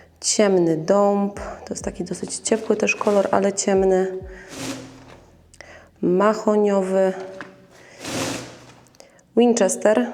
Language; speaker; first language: Polish; native; Polish